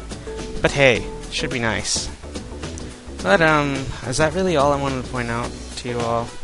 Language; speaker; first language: English; native; English